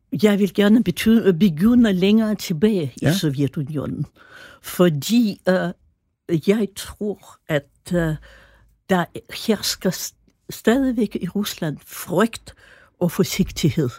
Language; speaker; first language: Danish; non-native, fluent; Russian